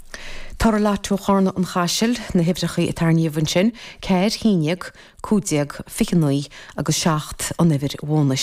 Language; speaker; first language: Irish; native; Irish